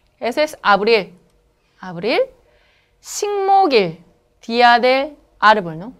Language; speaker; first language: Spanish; non-native, learner; Korean